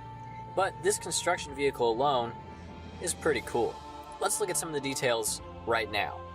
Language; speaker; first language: English; native; English